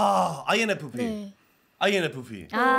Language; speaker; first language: Korean; native; Korean